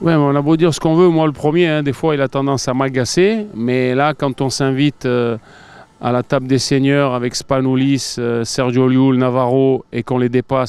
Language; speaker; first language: French; native; French